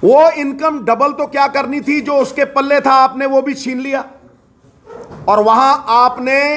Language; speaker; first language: Hindi; non-native, local second language; Punjabi